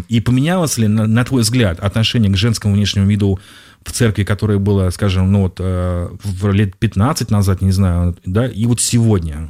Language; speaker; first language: Russian; native; Russian